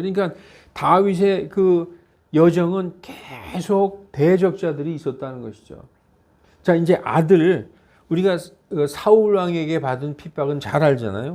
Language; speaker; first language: Korean; native; Korean